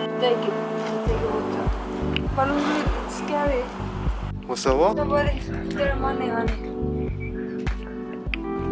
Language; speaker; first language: English; non-native, learner; Czech